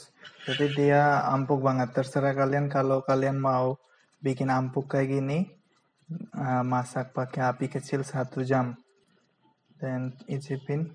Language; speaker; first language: Indonesian; non-native, fluent; Bangla